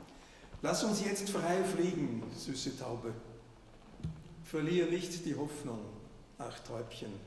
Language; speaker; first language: German; native; German